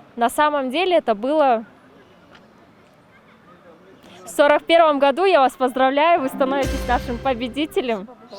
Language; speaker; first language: Russian; native; Russian